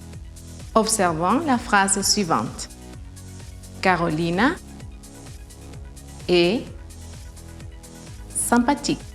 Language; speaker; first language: French; non-native, fluent; Spanish